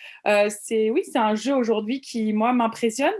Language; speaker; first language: French; native; French